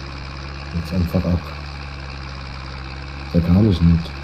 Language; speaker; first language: German; native; German